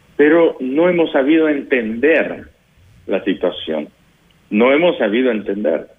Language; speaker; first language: Spanish; native; Spanish